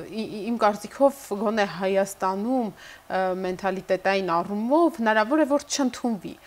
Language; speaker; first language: Armenian; native; Armenian